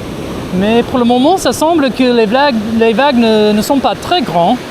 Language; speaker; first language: French; non-native, fluent; English